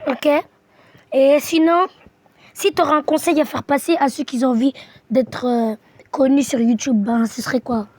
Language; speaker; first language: French; native; French